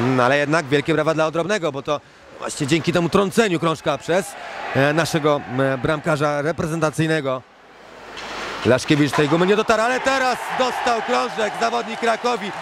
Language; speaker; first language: Polish; native; Polish